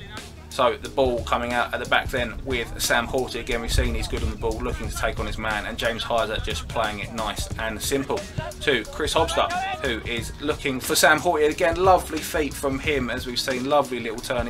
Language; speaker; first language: English; native; English